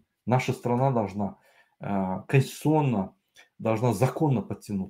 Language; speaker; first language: Russian; native; Russian